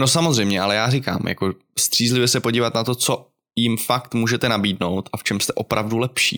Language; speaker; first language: Czech; native; Czech